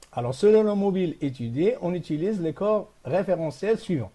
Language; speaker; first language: French; non-native, local second language; Arabic